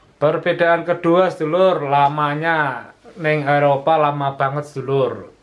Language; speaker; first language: Malay; non-native, local second language; Javanese